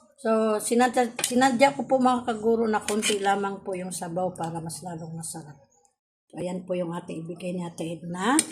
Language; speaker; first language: Filipino; native; Filipino